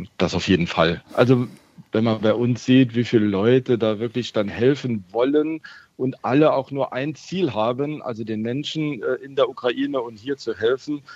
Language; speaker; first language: German; native; German